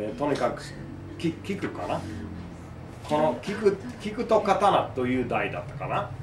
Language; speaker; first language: Japanese; non-native, fluent; English